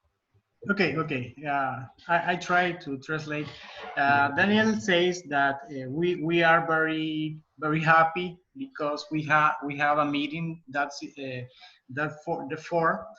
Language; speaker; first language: English; non-native, learner; Spanish